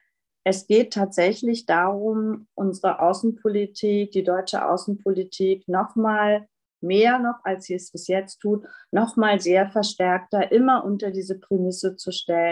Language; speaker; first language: German; native; German